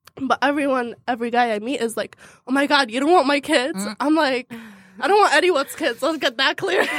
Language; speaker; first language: English; early bilingual, heritage; Arabic